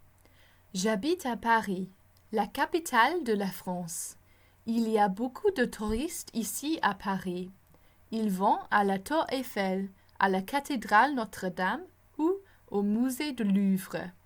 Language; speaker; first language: French; non-native, fluent; English